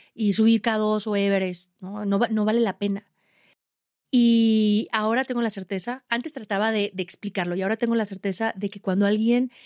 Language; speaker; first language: Spanish; native; Spanish